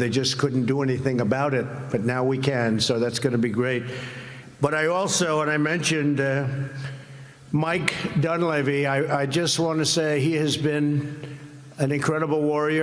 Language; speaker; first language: English; native; English